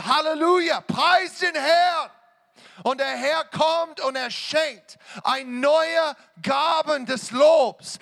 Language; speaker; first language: German; non-native, fluent; English